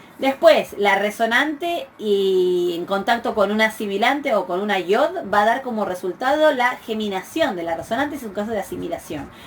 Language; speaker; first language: Spanish; native; Spanish